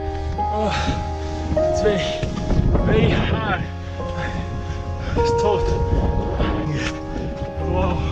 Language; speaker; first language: English; non-native, learner; Catalan